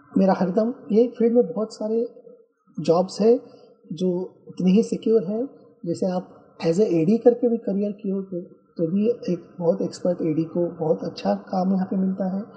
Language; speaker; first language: Hindi; non-native, local second language; Marathi